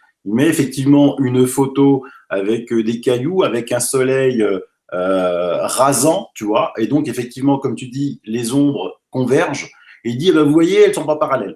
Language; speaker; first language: French; native; French